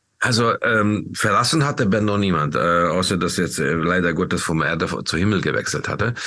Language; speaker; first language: German; non-native, fluent; Hungarian